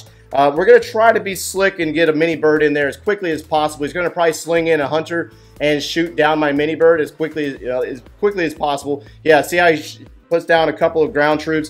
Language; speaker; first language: English; native; English